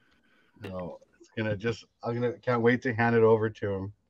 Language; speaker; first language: English; native; English